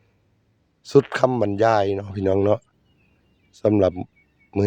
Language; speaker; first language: Thai; non-native, local second language; Northeastern Thai